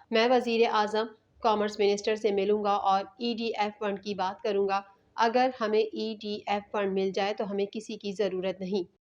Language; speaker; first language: Urdu; native; Urdu